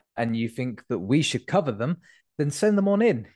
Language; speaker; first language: English; native; English